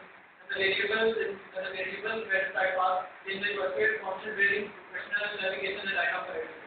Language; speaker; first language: English; non-native, learner; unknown